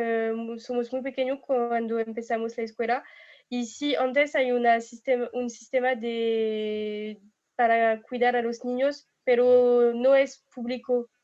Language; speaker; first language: Spanish; non-native, fluent; French